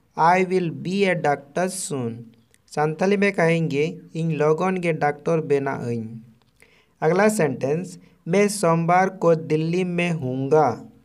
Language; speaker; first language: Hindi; non-native, local second language; Santali